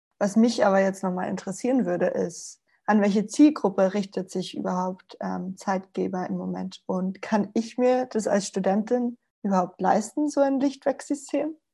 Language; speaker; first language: German; non-native, fluent; Spanish